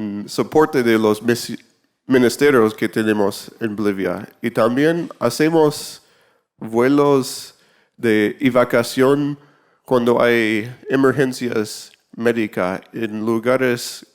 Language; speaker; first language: Spanish; non-native, learner; English